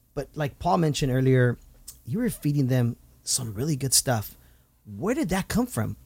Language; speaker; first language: English; native; English